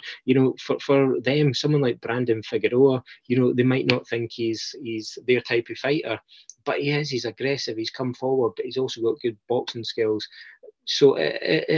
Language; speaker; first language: English; native; English